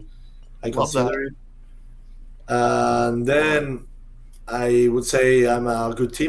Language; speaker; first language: English; non-native, fluent; Spanish